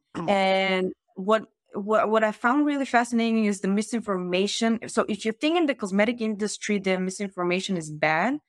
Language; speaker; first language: English; non-native, fluent; Bulgarian